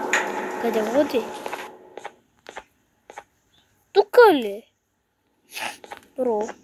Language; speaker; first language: Bulgarian; non-native, local second language; Turkish